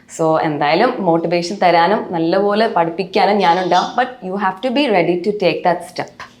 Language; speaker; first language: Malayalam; non-native, local second language; English